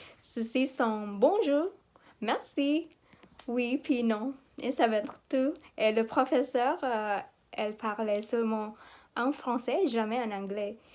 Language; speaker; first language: French; non-native, learner; Pampanga